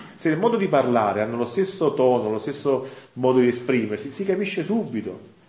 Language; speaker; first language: Italian; native; Italian